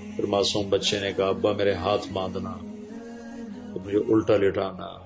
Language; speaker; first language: Urdu; non-native, local second language; Punjabi